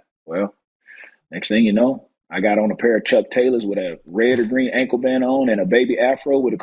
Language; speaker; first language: English; native; English